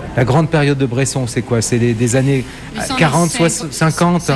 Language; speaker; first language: French; native; French